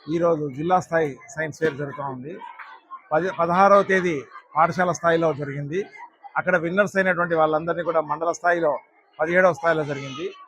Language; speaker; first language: Telugu; native; Telugu